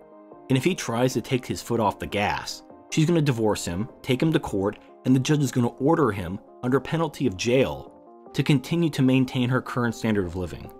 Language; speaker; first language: English; native; English